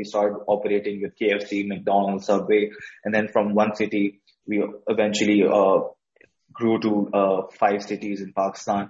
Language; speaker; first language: English; non-native, local second language; Urdu